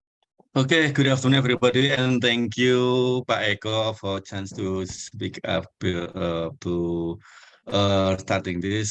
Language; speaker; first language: English; non-native, fluent; Indonesian